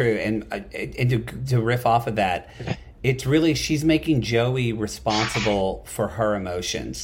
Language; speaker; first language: English; native; English